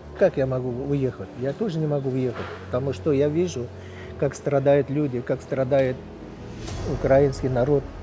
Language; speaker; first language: Russian; non-native, local second language; Uzbek